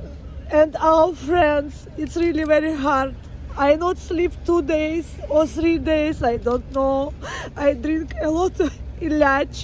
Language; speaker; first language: English; non-native, learner; Ukrainian